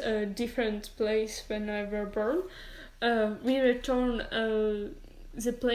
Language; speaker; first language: English; non-native, learner; Ukrainian